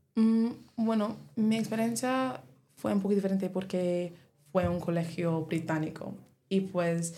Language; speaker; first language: Spanish; non-native, learner; English